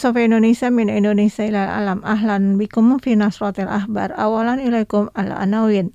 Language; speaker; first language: Arabic; non-native, fluent; Indonesian